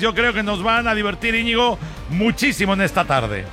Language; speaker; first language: Spanish; native; Spanish